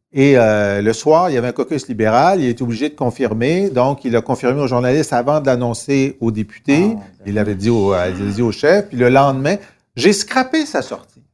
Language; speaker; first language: French; native; French